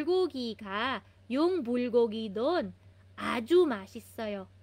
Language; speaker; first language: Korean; non-native, fluent; Filipino